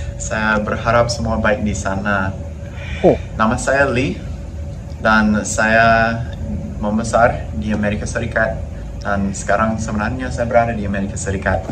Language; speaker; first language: Indonesian; non-native, fluent; English